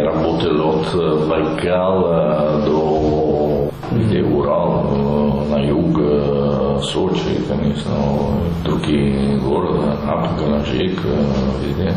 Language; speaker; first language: Russian; non-native, learner; Italian